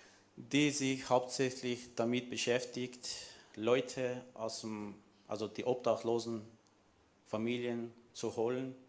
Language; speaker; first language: German; non-native, fluent; Armenian